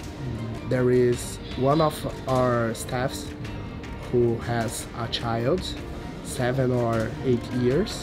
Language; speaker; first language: English; non-native, learner; Portuguese